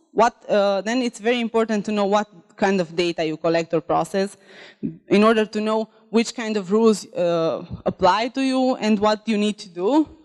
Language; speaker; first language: English; non-native, fluent; Romanian